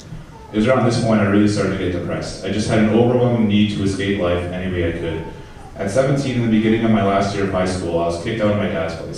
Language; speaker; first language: English; native; English